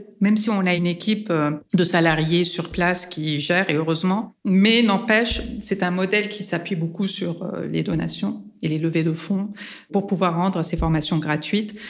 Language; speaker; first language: French; non-native, local second language; Armenian